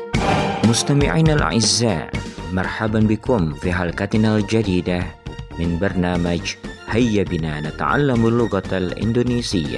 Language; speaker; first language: Arabic; non-native, fluent; Indonesian